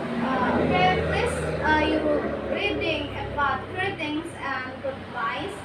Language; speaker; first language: English; non-native, learner; Indonesian